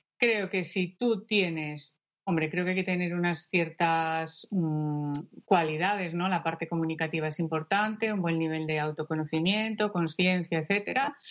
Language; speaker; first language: Spanish; native; Spanish